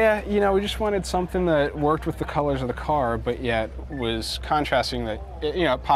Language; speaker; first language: English; native; English